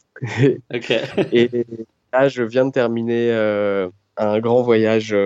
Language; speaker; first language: French; native; French